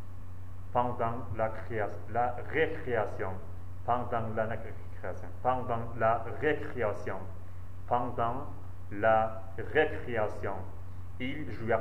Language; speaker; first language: French; non-native, learner; Central Kurdish